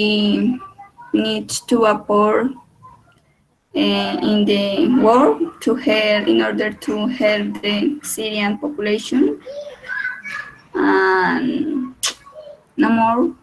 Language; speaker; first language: English; non-native, learner; Spanish